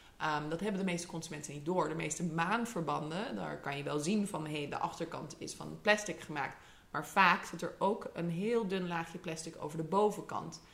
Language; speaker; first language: Dutch; early bilingual, other home language; English